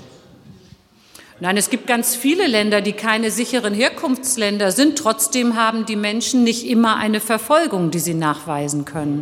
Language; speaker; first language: German; early bilingual, other home language; Turkish